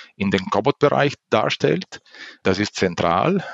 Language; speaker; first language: German; non-native, fluent; Italian